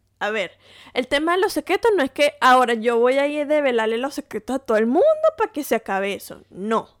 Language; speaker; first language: Spanish; native; Spanish